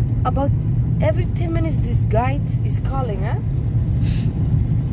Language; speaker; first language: English; non-native, fluent; Dutch